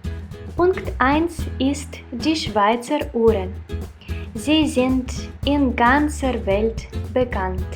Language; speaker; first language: German; non-native, fluent; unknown